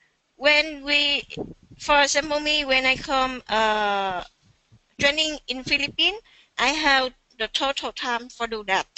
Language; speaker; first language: English; non-native, learner; Vietnamese